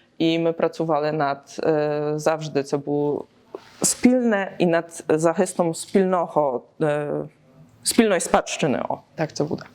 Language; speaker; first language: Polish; non-native, learner; Ukrainian